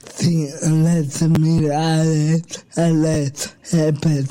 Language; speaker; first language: Catalan; non-native, local second language; Spanish